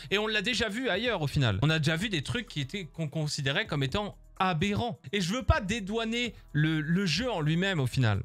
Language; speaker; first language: French; native; French